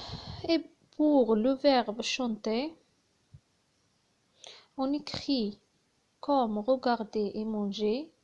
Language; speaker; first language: French; non-native, learner; Arabic